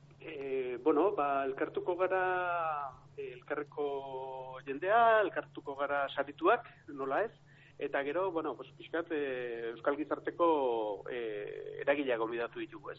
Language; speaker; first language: Basque; native; Basque